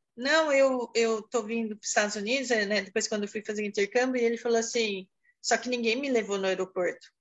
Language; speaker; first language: Portuguese; early bilingual, heritage; Portuguese